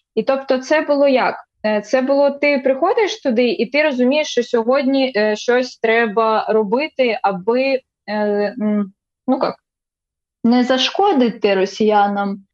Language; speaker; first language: Ukrainian; non-native, local second language; Russian